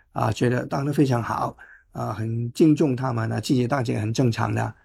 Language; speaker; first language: Chinese; non-native, fluent; Cantonese